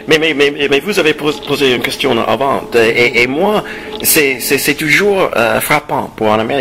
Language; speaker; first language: French; non-native, fluent; English